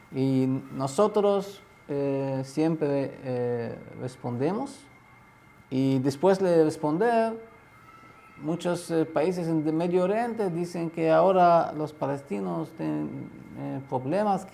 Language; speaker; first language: Spanish; non-native, learner; Arabic